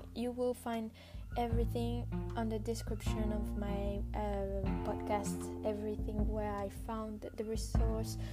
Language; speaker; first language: English; non-native, fluent; French